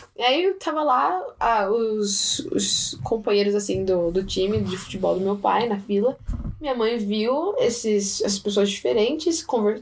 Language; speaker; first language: Portuguese; early bilingual, heritage; Portuguese